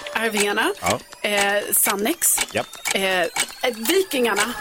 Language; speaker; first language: Swedish; native; Swedish